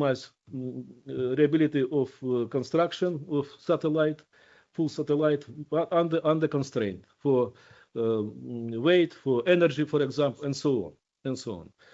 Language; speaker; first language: English; non-native, learner; Ukrainian